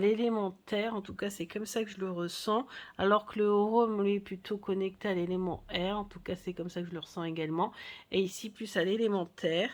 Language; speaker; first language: French; native; French